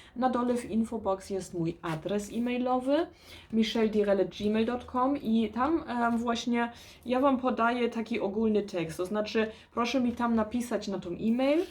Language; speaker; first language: Polish; early bilingual, heritage; Polish